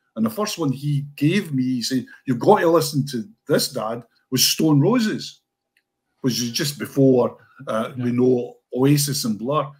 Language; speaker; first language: English; native; English